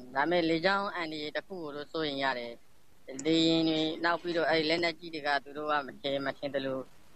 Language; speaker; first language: Burmese; native; Burmese